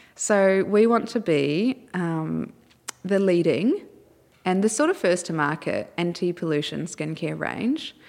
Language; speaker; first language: English; native; English